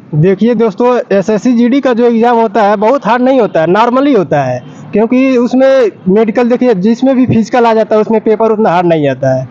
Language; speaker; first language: Hindi; native; Hindi